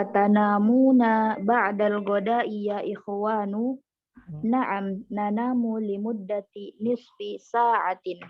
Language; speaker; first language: Arabic; non-native, learner; Indonesian